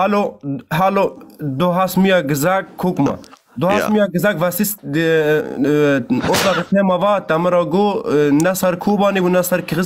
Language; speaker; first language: German; non-native, learner; Kurdish